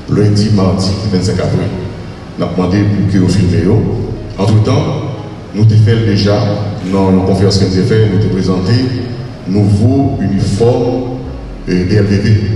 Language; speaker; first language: French; non-native, local second language; Haitian Creole